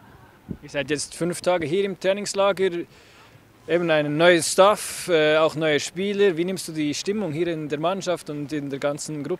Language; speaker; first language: German; native; German